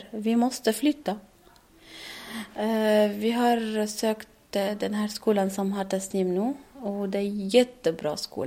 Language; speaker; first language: Swedish; non-native, learner; Arabic